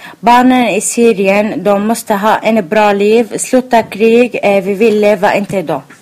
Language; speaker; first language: Swedish; non-native, learner; Arabic